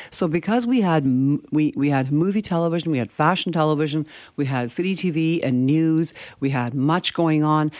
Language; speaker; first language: English; early bilingual, other home language; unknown